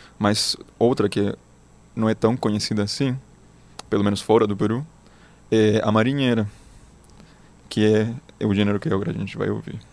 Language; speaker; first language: Portuguese; non-native, fluent; Spanish